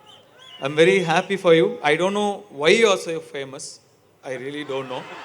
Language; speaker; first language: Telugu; non-native, learner; Tamil